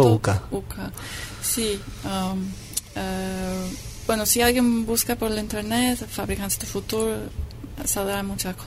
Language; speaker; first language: Spanish; non-native, fluent; English